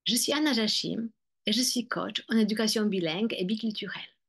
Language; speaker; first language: French; non-native, fluent; Polish